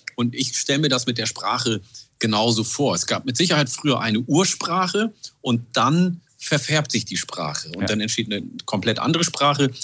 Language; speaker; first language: German; non-native, fluent; Oromo